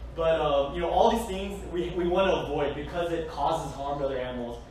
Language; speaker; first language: English; native; English